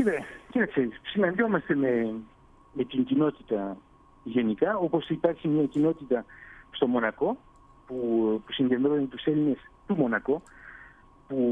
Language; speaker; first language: Greek; early bilingual, heritage; Greek